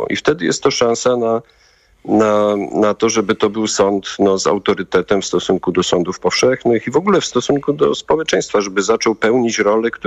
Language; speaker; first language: Polish; native; Polish